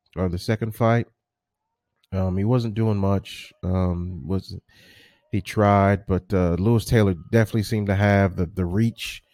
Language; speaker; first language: English; native; English